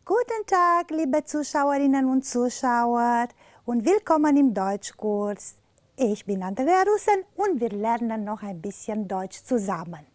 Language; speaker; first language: German; non-native, fluent; Romanian